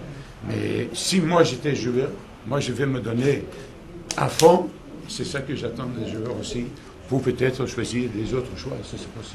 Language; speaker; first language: French; non-native, local second language; Dutch